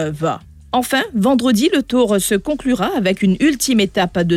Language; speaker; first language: French; non-native, local second language; Morisyen